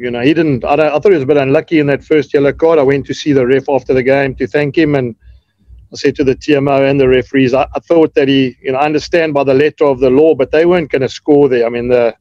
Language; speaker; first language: English; native; English